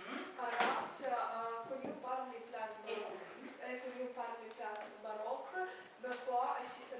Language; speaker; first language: French; non-native, learner; Ukrainian